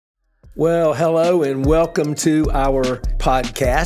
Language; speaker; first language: English; native; English